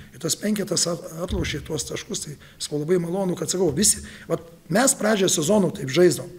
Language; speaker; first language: Lithuanian; native; Lithuanian